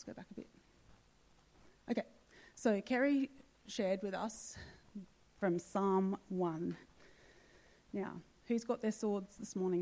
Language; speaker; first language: English; native; English